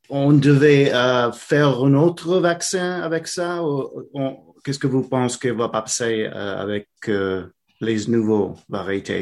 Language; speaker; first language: French; non-native, learner; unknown